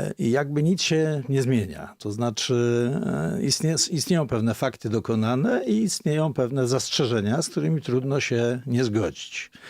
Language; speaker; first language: Polish; native; Polish